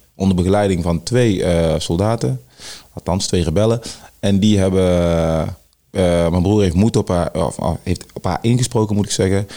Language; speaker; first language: Dutch; early bilingual, other home language; Sranan Tongo